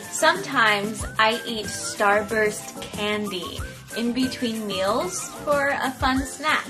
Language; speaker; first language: English; native; English